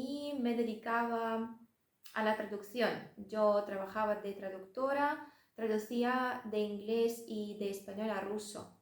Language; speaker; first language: Spanish; non-native, fluent; Russian